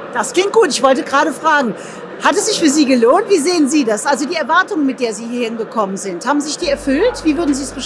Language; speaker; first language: German; native; German